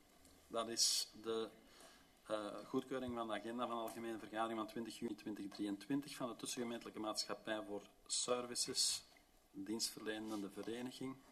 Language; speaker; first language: Dutch; native; Dutch